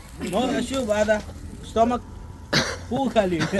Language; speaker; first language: Arabic; non-native, learner; Hindi